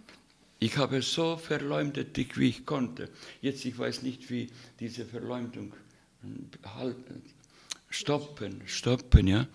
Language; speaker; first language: German; non-native, fluent; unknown